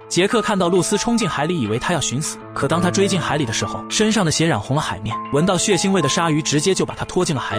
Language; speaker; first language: Chinese; native; Chinese